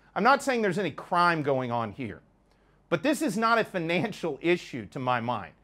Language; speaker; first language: English; native; English